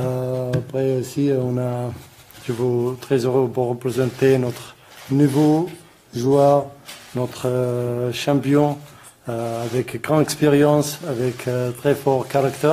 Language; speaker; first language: French; non-native, learner; Arabic